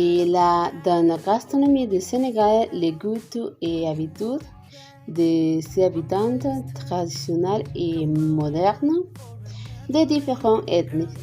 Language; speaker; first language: French; non-native, learner; Spanish